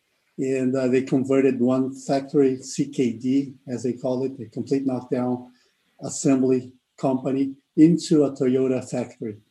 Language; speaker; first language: English; non-native, fluent; Portuguese